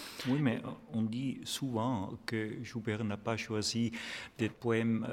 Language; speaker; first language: French; non-native, fluent; German